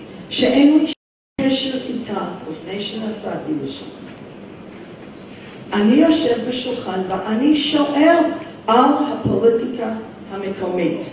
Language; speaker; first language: Hebrew; non-native, fluent; English